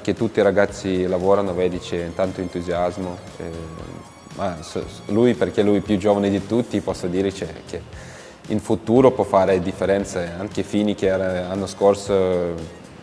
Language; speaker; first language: Italian; non-native, fluent; Ukrainian